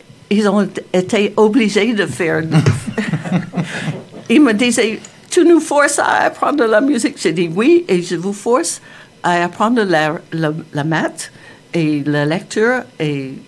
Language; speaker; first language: French; non-native, fluent; English